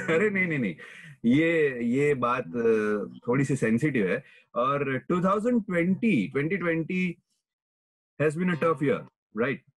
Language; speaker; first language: Hindi; non-native, local second language; Gujarati